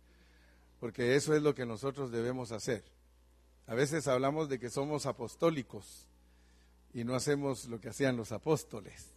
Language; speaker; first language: Spanish; native; Spanish